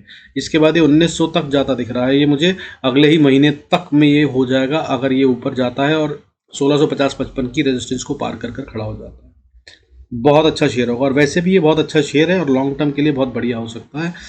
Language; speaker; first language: Hindi; native; Hindi